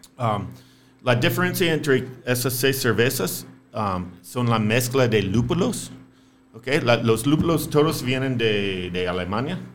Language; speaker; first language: Spanish; non-native, fluent; English